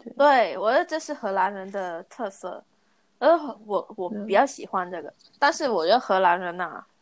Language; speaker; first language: Chinese; non-native, local second language; Cantonese